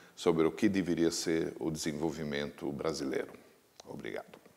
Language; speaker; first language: Portuguese; native; Portuguese